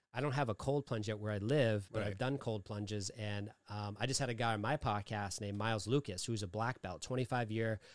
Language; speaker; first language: English; native; English